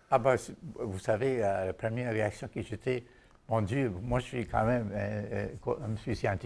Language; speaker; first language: French; non-native, fluent; Bangla